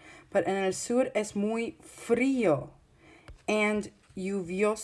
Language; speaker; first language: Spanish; non-native, fluent; English